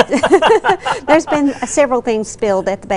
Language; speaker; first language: English; native; English